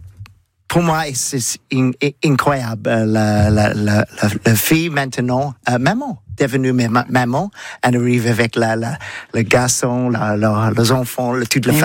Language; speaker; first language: French; non-native, learner; English